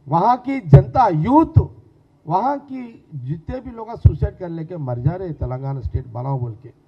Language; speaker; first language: Hindi; non-native, local second language; Telugu